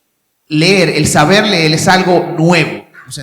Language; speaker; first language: Spanish; native; Spanish